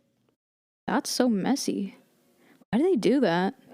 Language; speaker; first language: English; native; English